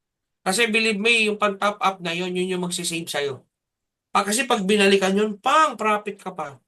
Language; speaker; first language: Filipino; native; Filipino